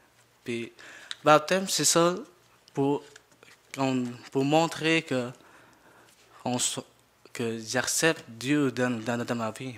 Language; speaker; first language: French; non-native, learner; Jarai